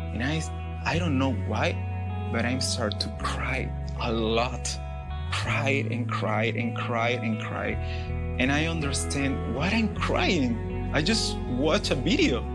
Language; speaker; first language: English; non-native, learner; Spanish